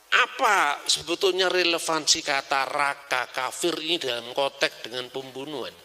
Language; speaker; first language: Indonesian; non-native, local second language; Javanese